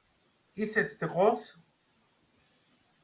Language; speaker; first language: German; non-native, learner; Spanish